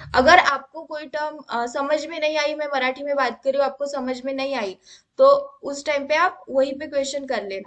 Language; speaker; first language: Hindi; non-native, local second language; Marathi